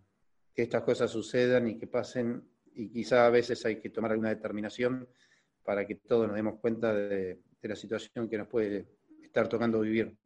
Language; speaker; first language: Spanish; native; Spanish